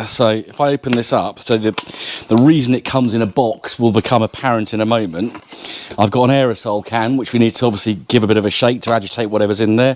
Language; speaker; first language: English; native; English